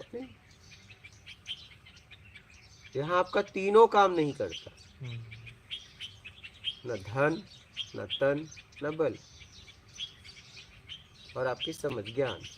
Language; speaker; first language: Hindi; native; Hindi